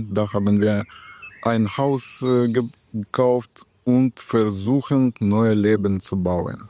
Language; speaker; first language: German; non-native, learner; Russian